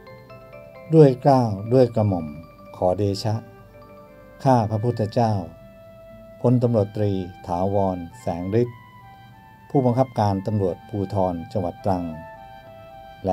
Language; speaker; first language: Thai; native; Thai